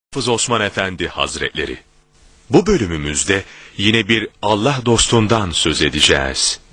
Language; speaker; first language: Turkish; native; Turkish